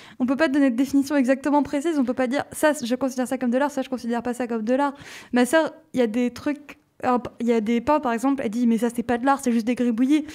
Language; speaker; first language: French; native; French